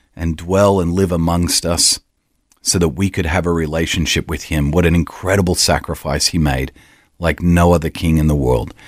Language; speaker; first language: English; native; English